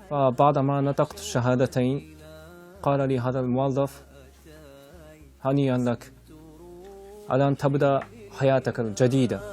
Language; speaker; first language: Arabic; non-native, fluent; Japanese